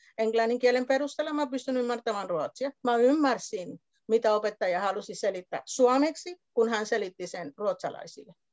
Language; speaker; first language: Finnish; non-native, fluent; Spanish